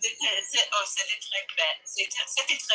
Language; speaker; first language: French; non-native, learner; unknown